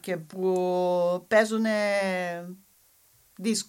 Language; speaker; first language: Greek; non-native, fluent; English